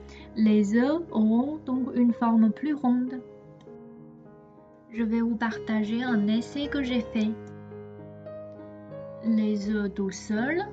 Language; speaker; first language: French; non-native, fluent; Chinese